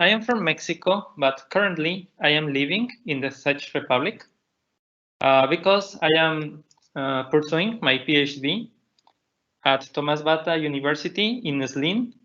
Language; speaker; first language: English; non-native, fluent; Spanish